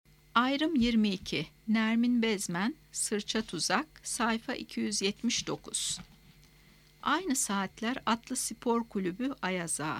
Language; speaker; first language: Turkish; native; Turkish